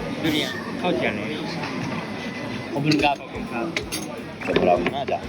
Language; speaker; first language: Thai; non-native, learner; Japanese